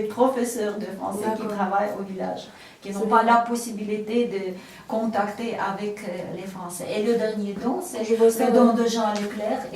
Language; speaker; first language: French; non-native, fluent; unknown